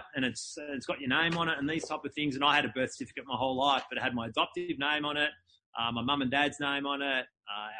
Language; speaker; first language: English; native; English